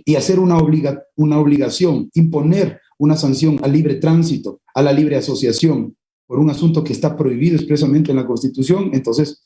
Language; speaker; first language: Spanish; native; Spanish